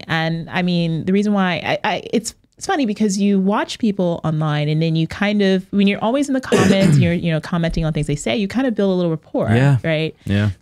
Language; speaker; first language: English; native; English